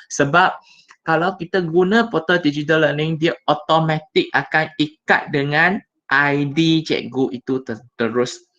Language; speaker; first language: Malay; non-native, local second language; Chinese